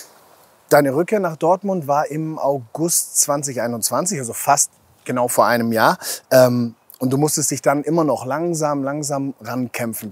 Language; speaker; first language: German; native; German